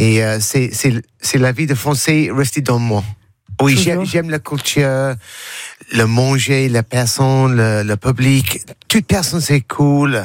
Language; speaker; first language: French; non-native, learner; English